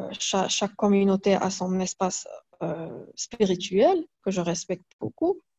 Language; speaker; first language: French; non-native, local second language; Arabic